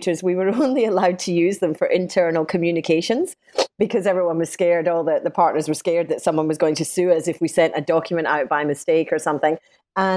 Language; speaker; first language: English; native; English